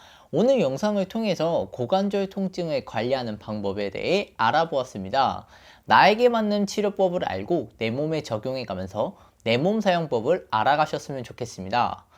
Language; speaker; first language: Korean; native; Korean